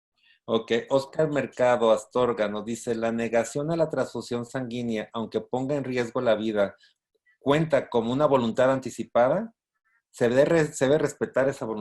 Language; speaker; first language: Spanish; native; Spanish